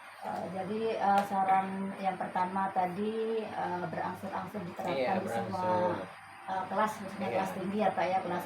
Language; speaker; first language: Indonesian; native; Indonesian